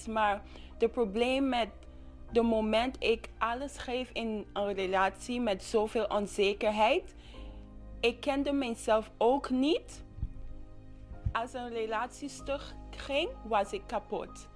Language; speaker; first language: Dutch; non-native, local second language; English